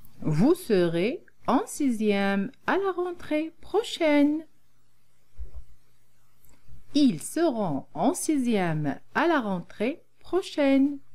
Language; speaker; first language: French; non-native, local second language; Arabic